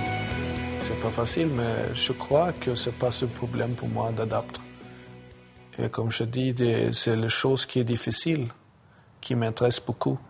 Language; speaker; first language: French; non-native, learner; Swedish